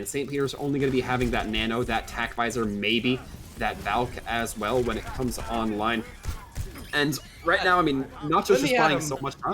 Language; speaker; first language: English; native; English